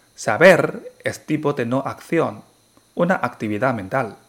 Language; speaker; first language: Spanish; non-native, fluent; Chinese